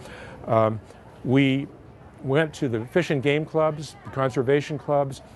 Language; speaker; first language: English; native; English